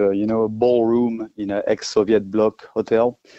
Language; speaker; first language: English; non-native, fluent; French